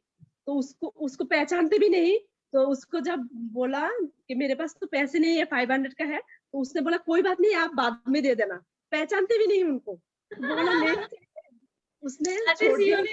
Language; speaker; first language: Hindi; native; Hindi